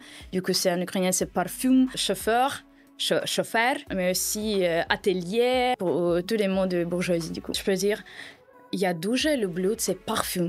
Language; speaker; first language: French; non-native, fluent; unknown